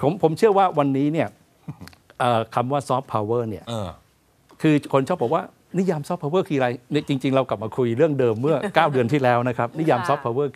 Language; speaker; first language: Thai; native; Thai